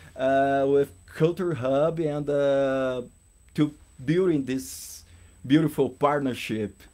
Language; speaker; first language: English; non-native, learner; Portuguese